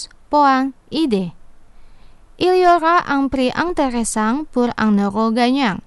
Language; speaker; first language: French; non-native, fluent; Indonesian